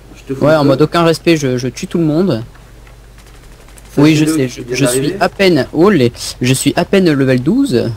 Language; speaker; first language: French; native; French